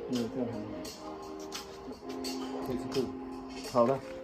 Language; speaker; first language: Chinese; native; Chinese